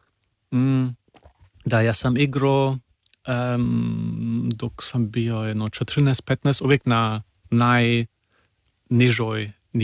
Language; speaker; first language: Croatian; early bilingual, heritage; Serbian